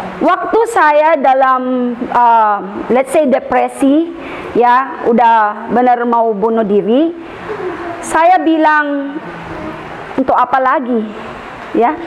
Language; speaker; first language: Indonesian; non-native, learner; Filipino